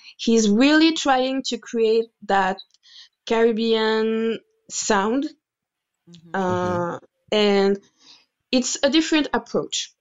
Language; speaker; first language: English; non-native, fluent; French